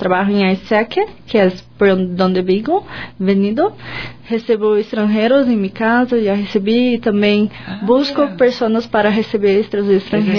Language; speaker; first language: Spanish; non-native, learner; Portuguese